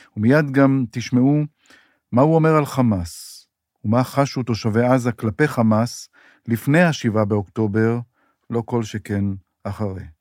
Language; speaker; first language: Hebrew; native; Hebrew